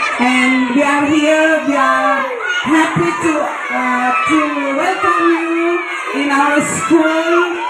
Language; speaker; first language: English; non-native, learner; Indonesian